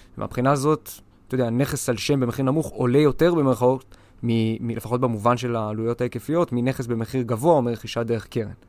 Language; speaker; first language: Hebrew; native; Hebrew